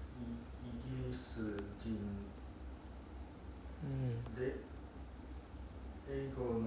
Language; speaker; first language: Japanese; non-native, learner; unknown